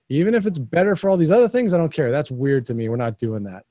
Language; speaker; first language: English; native; English